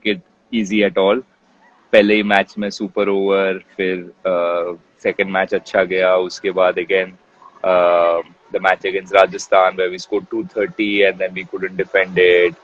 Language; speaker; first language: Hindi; non-native, local second language; Kannada